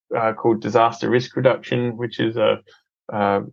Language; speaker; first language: English; native; English